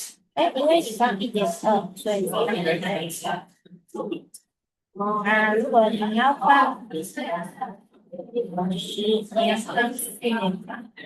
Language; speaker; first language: Chinese; early bilingual, heritage; Chinese